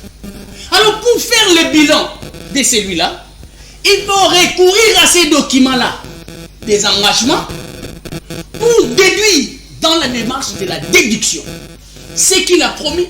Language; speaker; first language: French; non-native, local second language; Lingala